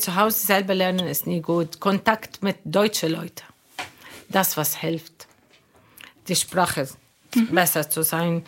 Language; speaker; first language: German; non-native, learner; Arabic